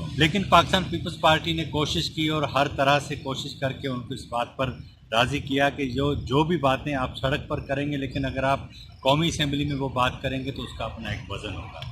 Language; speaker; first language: Urdu; non-native, local second language; Sindhi